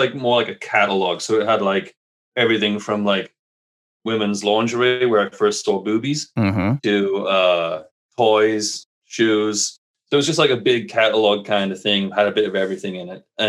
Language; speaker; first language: English; native; English